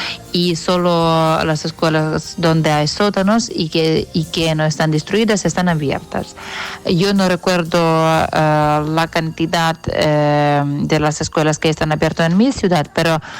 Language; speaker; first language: Spanish; non-native, fluent; Ukrainian